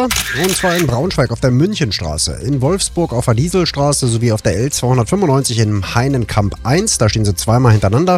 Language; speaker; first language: German; native; German